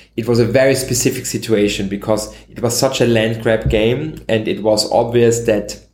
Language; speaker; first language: English; non-native, fluent; German